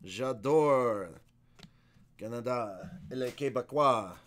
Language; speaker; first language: French; non-native, learner; English